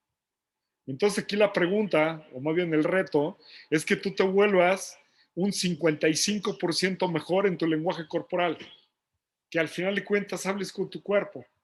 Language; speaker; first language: Spanish; native; Spanish